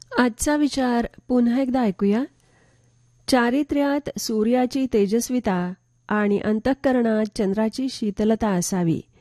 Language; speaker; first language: Marathi; native; Marathi